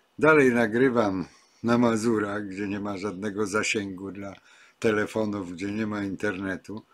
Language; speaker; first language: Polish; native; Polish